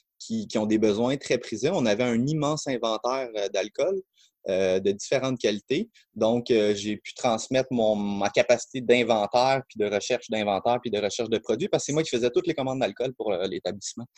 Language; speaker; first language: French; native; French